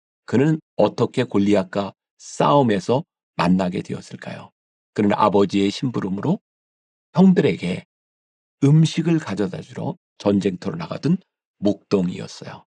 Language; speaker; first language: Korean; native; Korean